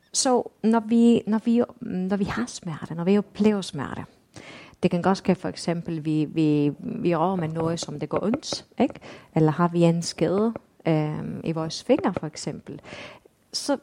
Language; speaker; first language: Danish; non-native, fluent; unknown